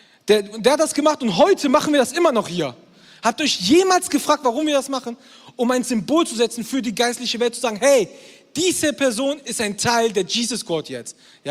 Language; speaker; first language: German; native; German